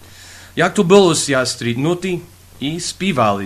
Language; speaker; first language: Slovak; early bilingual, heritage; Rusyn